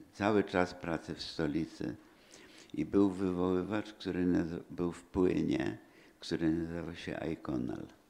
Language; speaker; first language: Polish; native; Polish